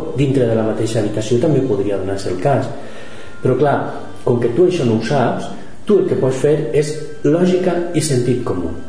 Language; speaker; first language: Catalan; non-native, local second language; Spanish